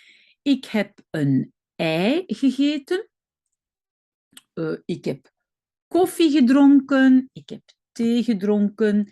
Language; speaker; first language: Dutch; non-native, fluent; French